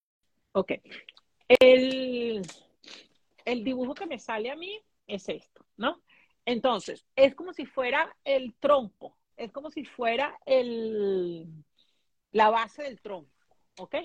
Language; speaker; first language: Spanish; native; Spanish